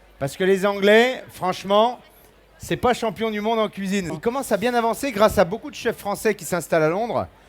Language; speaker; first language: French; native; French